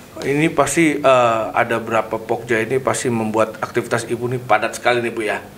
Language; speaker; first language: Indonesian; native; Indonesian